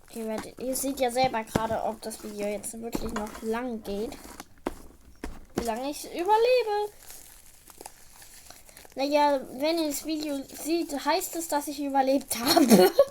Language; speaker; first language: German; native; German